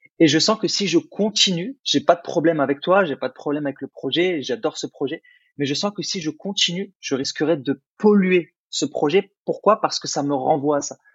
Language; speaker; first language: French; early bilingual, other home language; Arabic